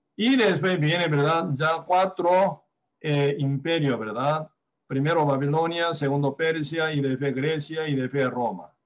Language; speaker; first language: Spanish; non-native, fluent; Korean